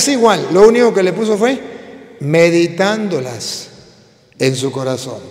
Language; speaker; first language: Spanish; native; Spanish